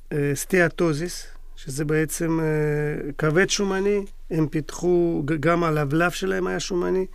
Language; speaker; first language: Hebrew; non-native, fluent; Russian